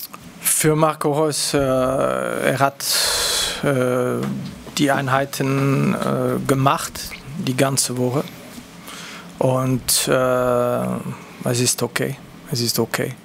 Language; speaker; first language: German; non-native, local second language; French